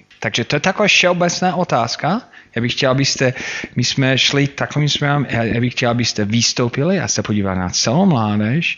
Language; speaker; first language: Czech; non-native, fluent; English